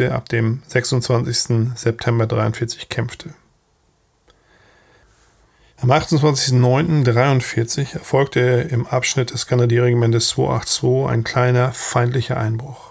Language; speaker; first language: German; native; German